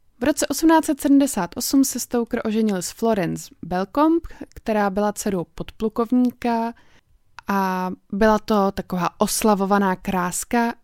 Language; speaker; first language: Czech; native; Czech